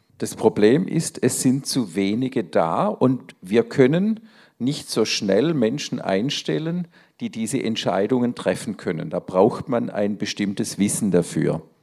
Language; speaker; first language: German; native; German